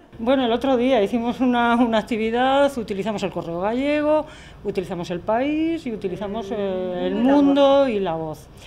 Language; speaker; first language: Spanish; native; Spanish